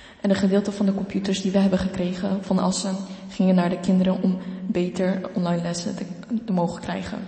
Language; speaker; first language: Dutch; non-native, fluent; Ukrainian